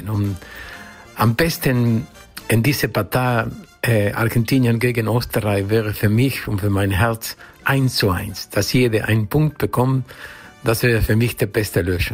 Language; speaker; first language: German; non-native, fluent; Spanish